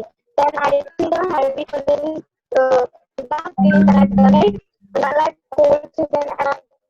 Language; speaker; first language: English; non-native, learner; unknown